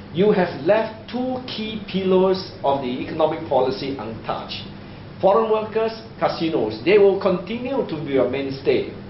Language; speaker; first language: English; native; English